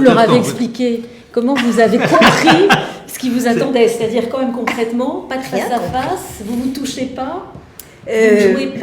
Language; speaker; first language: French; native; French